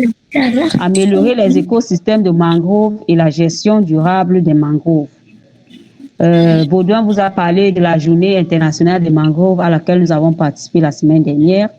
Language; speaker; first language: French; native; French